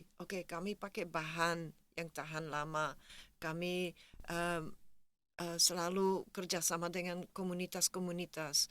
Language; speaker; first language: Indonesian; non-native, fluent; Dutch